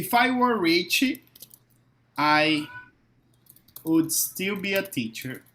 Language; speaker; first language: English; non-native, fluent; Portuguese